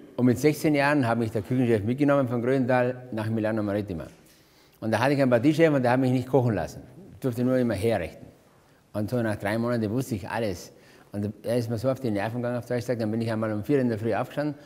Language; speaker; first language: German; native; German